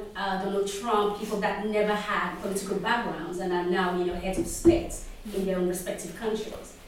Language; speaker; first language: English; non-native, local second language; Yoruba